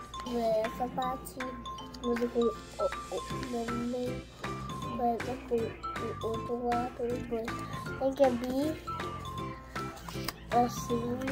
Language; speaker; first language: Portuguese; early bilingual, heritage; English